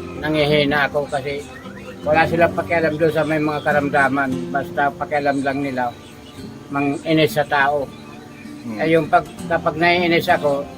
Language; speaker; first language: Filipino; non-native, local second language; Waray